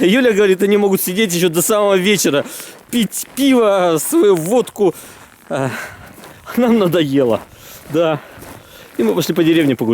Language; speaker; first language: Russian; native; Russian